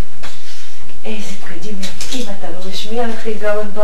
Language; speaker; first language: Hebrew; native; Hebrew